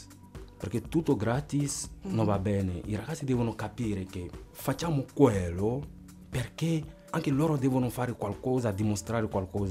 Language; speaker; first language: Italian; non-native, fluent; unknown